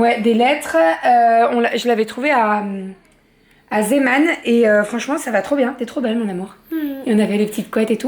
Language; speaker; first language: French; native; French